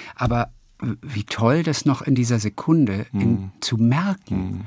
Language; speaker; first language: German; native; German